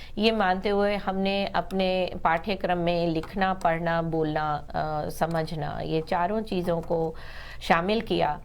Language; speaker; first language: Hindi; native; Hindi